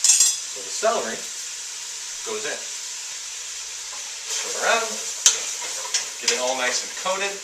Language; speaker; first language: English; native; English